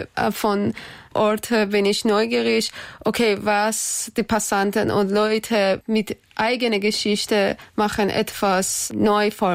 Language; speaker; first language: German; non-native, learner; Persian